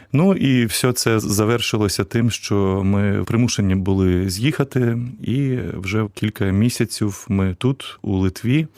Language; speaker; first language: Ukrainian; native; Ukrainian